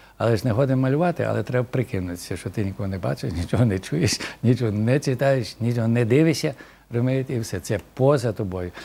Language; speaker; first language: Ukrainian; native; Ukrainian